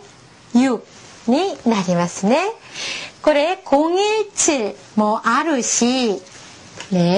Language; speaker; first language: Japanese; non-native, fluent; Korean